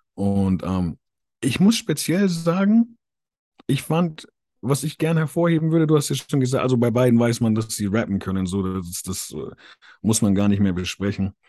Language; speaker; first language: German; native; German